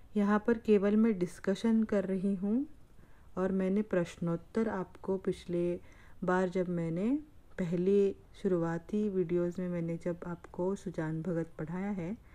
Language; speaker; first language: Hindi; non-native, local second language; Marathi